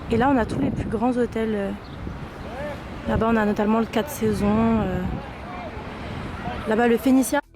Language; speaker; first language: French; native; French